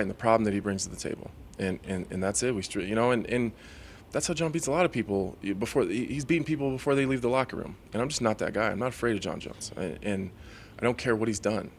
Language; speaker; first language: English; native; English